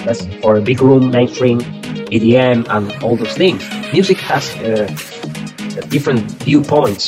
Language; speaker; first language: English; non-native, fluent; Spanish